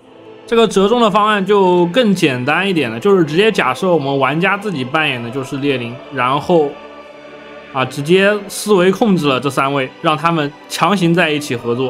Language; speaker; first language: Chinese; native; Chinese